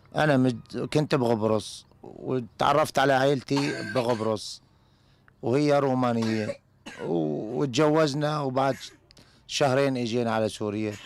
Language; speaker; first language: Arabic; native; Arabic